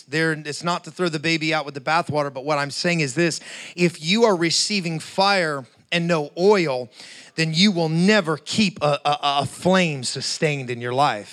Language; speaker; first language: English; native; English